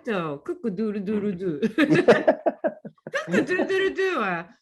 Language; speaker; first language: Japanese; native; Japanese